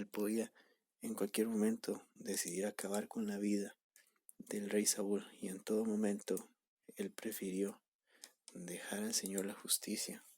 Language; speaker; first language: Spanish; native; Spanish